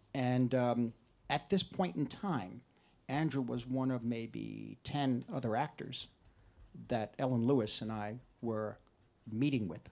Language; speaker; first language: English; native; English